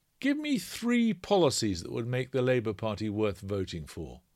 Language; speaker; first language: English; native; English